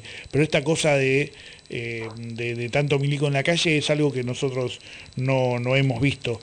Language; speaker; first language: Spanish; native; Spanish